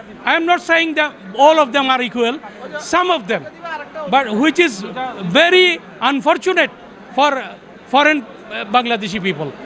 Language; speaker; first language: English; non-native, local second language; Bangla